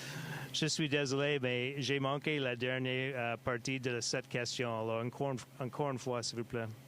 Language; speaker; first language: French; non-native, local second language; English